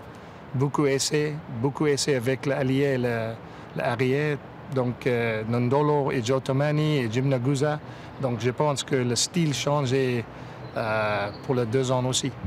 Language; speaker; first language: French; non-native, learner; English